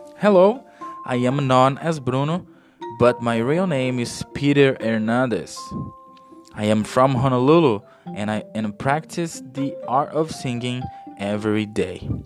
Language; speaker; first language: English; non-native, fluent; Portuguese